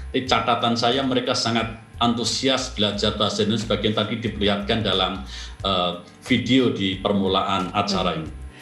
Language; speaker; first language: Indonesian; native; Indonesian